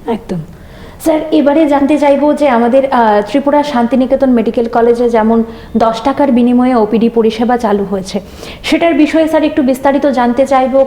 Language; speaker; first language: Bangla; native; Bangla